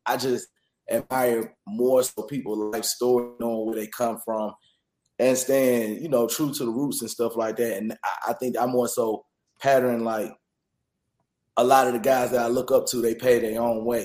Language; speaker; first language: English; native; English